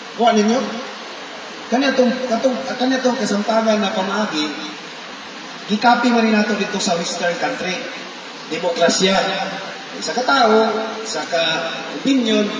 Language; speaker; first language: Cebuano; native; Cebuano